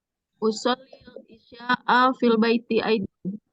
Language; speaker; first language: Arabic; non-native, learner; Indonesian